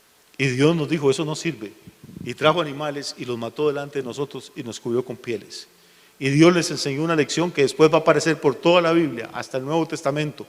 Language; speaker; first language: Spanish; native; Spanish